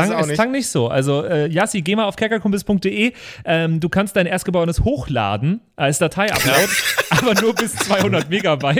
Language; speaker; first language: German; native; German